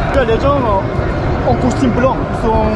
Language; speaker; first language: French; non-native, learner; Korean